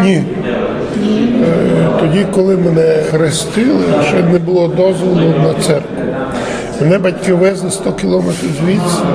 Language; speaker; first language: Ukrainian; early bilingual, heritage; Ukrainian